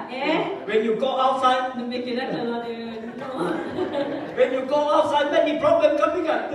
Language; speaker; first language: English; non-native, learner; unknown